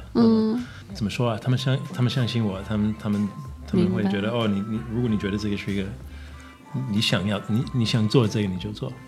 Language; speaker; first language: Chinese; non-native, fluent; English